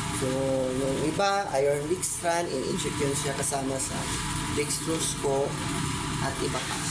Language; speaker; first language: Filipino; non-native, local second language; Cebuano